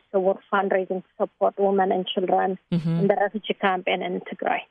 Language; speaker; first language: English; non-native, fluent; Tigrinya